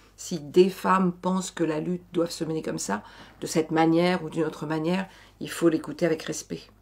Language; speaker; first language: French; native; French